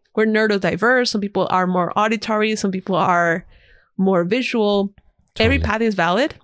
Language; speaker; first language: English; non-native, fluent; Spanish